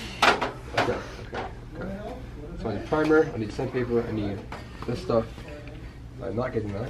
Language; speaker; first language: English; native; English